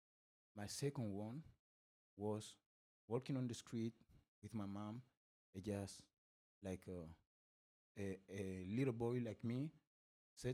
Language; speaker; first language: English; non-native, fluent; Spanish